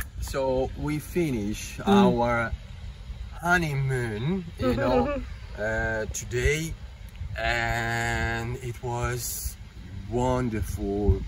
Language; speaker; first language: English; non-native, fluent; Italian